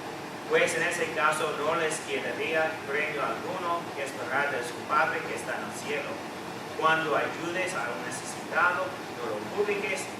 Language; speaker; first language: Spanish; non-native, fluent; English